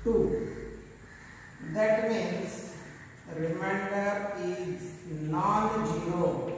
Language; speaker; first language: English; non-native, local second language; Marathi